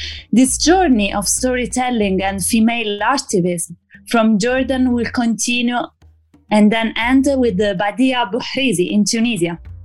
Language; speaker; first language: English; non-native, fluent; Italian